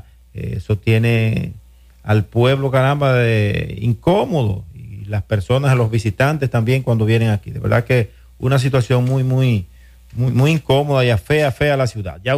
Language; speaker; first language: Spanish; native; Spanish